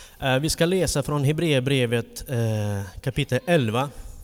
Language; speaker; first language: Swedish; non-native, fluent; Ukrainian